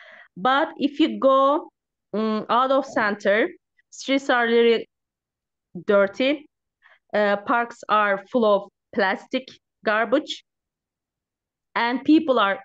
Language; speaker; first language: English; non-native, learner; Turkish